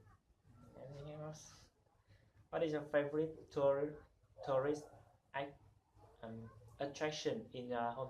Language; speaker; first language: English; non-native, learner; Vietnamese